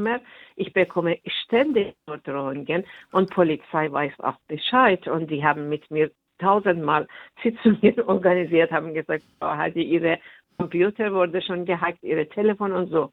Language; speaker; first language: German; non-native, fluent; Persian